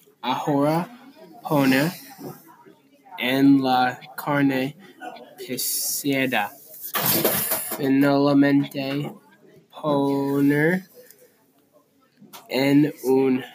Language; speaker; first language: Spanish; non-native, learner; English